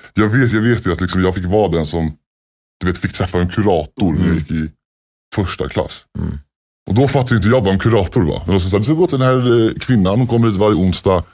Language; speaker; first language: Swedish; native; Swedish